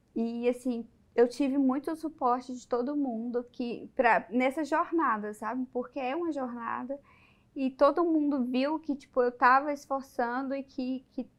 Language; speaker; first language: Portuguese; native; Portuguese